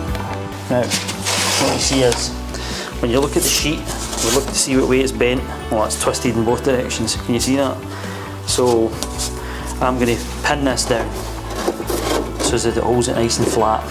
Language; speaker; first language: English; native; English